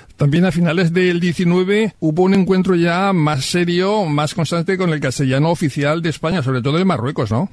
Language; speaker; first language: Spanish; native; Spanish